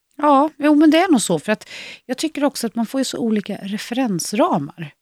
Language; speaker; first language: Swedish; native; Swedish